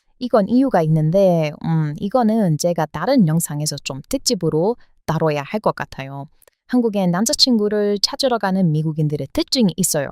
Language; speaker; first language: Korean; non-native, fluent; English